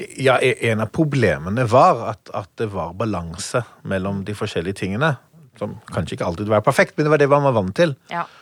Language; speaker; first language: Norwegian; non-native, fluent; Hebrew